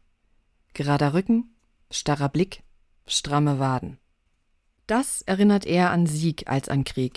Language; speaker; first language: German; native; German